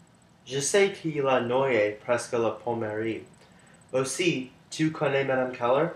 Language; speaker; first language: French; non-native, learner; English